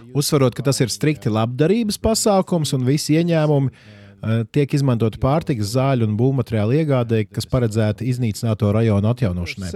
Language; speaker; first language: Latvian; native; Latvian